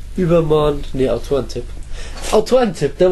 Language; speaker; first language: German; native; German